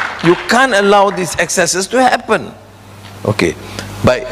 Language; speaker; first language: English; non-native, local second language; Malay